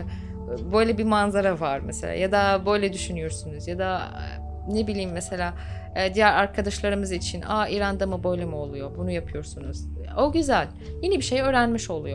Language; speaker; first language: Turkish; non-native, fluent; Arabic